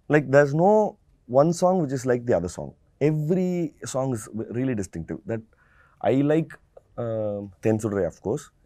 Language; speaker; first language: English; non-native, local second language; Tamil